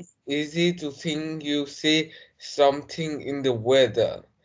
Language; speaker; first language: English; non-native, learner; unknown